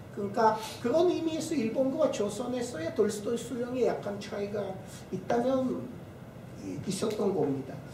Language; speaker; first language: Korean; non-native, fluent; Russian